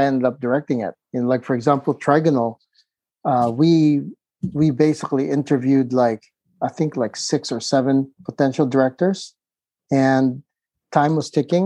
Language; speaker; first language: English; non-native, local second language; Filipino